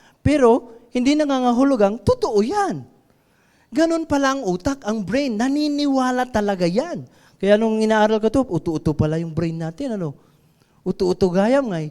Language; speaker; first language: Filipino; non-native, local second language; Iloko